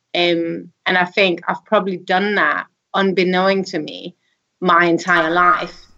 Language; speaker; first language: English; non-native, fluent; Danish